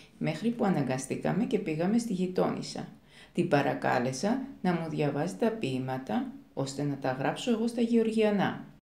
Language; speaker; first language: Greek; non-native, fluent; Georgian